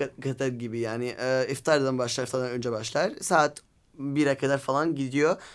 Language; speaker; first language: Turkish; non-native, learner; Arabic